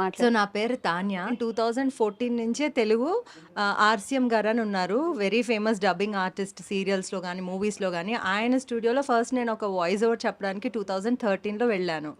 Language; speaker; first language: Telugu; non-native, fluent; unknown